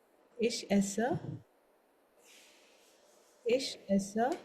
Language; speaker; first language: German; non-native, fluent; Hindi